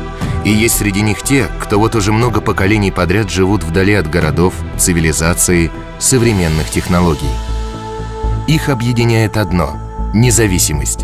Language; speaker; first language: Russian; native; Russian